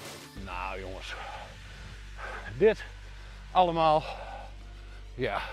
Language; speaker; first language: Dutch; native; Dutch